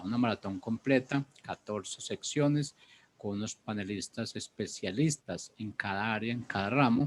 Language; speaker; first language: Spanish; native; Spanish